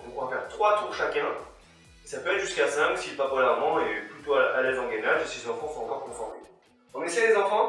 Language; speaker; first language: French; native; French